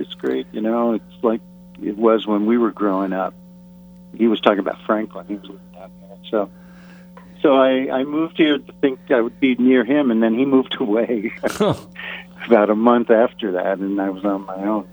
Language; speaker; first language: English; native; English